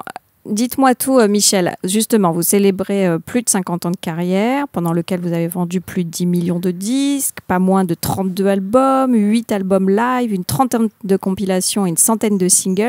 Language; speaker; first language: French; native; French